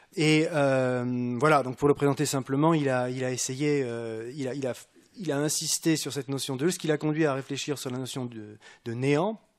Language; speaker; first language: French; native; French